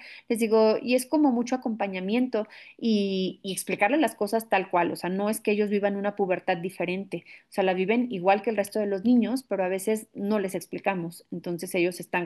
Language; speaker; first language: Spanish; native; Spanish